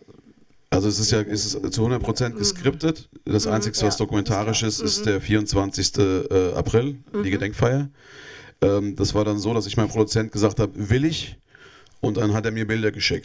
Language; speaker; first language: German; native; German